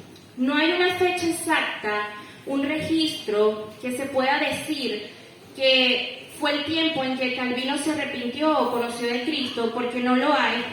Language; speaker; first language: Spanish; native; Spanish